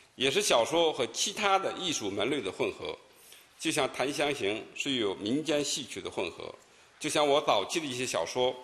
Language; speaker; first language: Chinese; native; Chinese